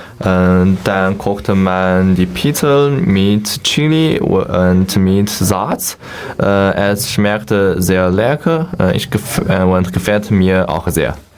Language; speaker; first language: German; non-native, learner; Chinese